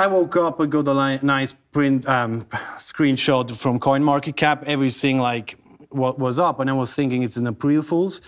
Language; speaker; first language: English; non-native, fluent; German